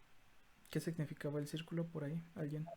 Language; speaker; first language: Spanish; native; Spanish